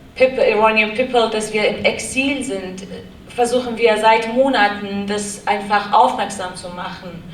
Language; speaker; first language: German; non-native, learner; Kurdish